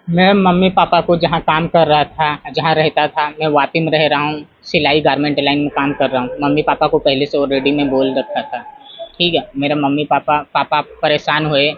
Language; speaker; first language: Hindi; native; Hindi